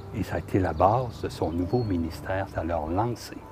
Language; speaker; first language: French; native; French